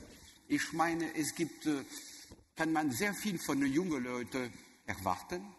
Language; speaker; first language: German; non-native, learner; French